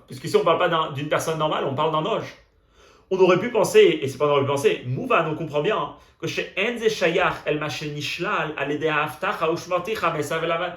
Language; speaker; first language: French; native; French